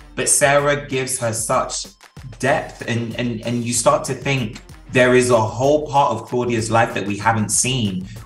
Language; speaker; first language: English; native; English